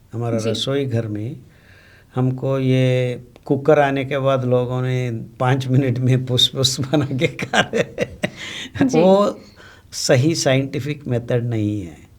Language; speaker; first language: Hindi; non-native, local second language; Telugu